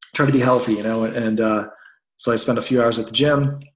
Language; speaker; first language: English; native; English